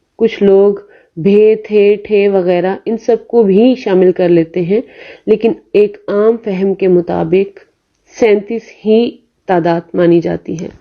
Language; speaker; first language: Urdu; native; Urdu